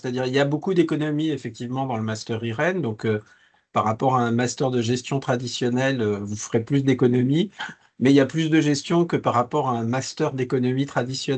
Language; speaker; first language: French; native; French